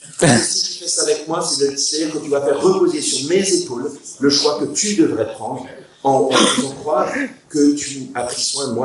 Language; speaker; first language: French; native; French